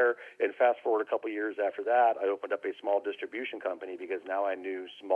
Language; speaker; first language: English; native; English